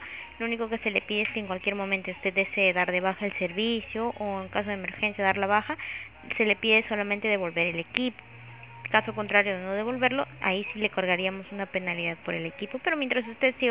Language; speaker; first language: Spanish; native; Spanish